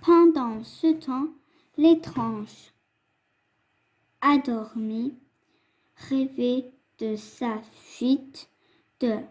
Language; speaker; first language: French; non-native, fluent; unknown